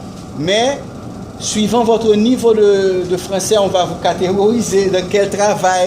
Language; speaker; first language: French; non-native, fluent; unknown